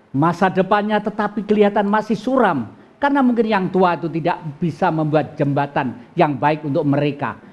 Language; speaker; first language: Indonesian; non-native, local second language; Javanese